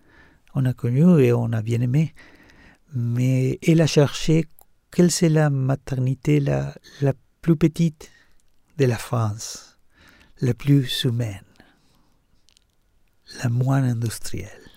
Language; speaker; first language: French; non-native, learner; Spanish